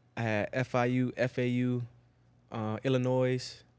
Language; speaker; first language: English; native; English